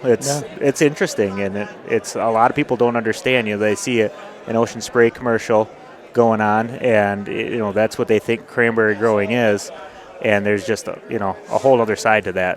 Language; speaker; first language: English; native; English